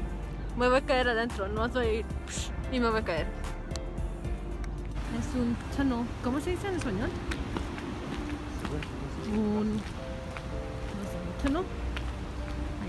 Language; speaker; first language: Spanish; early bilingual, heritage; Spanish